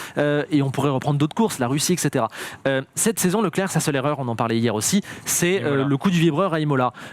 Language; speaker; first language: French; native; French